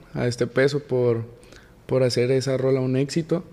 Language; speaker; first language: Spanish; native; Spanish